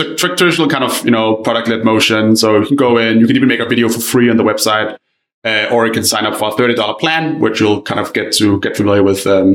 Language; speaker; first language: English; non-native, fluent; Danish